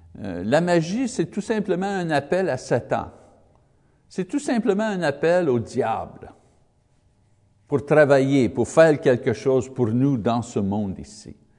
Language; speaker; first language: French; non-native, learner; English